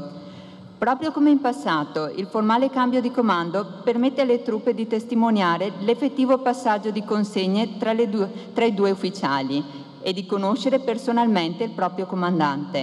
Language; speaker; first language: Italian; native; Italian